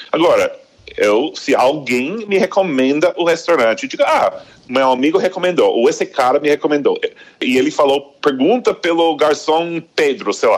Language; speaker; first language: Portuguese; non-native, fluent; English